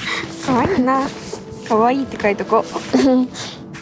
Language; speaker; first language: Japanese; native; Japanese